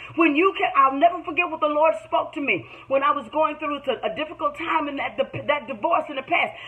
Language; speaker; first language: English; native; English